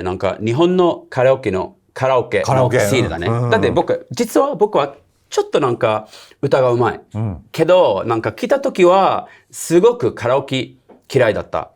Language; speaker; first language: Japanese; non-native, learner; English